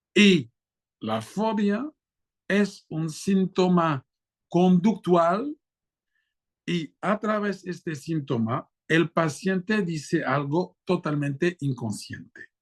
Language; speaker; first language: Spanish; non-native, fluent; French